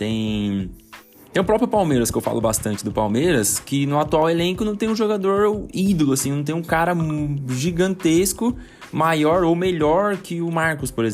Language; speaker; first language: Portuguese; native; Portuguese